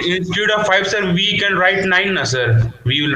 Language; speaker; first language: English; non-native, learner; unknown